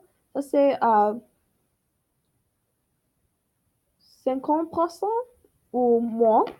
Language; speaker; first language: French; non-native, learner; English